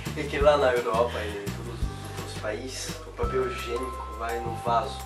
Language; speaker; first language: Portuguese; non-native, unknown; French